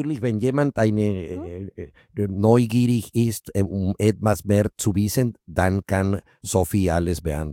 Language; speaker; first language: German; non-native, fluent; Spanish